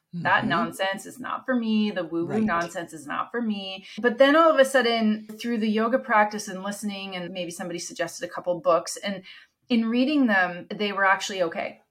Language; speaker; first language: English; non-native, fluent; Italian